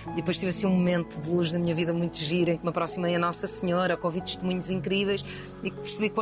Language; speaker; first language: Portuguese; early bilingual, other home language; Spanish